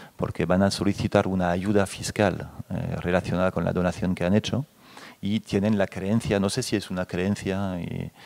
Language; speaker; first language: Spanish; non-native, fluent; French